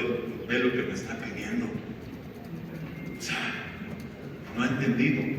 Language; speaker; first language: Spanish; native; Spanish